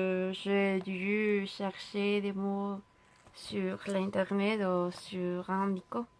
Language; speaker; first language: French; non-native, learner; Spanish